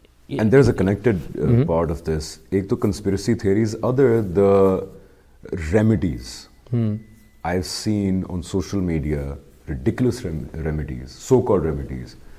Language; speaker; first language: English; non-native, local second language; Urdu